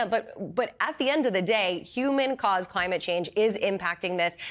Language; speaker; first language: English; native; English